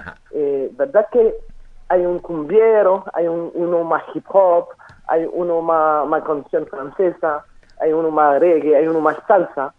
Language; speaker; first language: Spanish; non-native, fluent; French